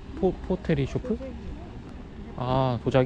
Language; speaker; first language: Korean; non-native, fluent; Japanese